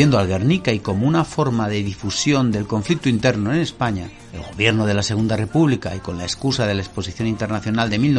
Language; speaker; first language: Spanish; native; Spanish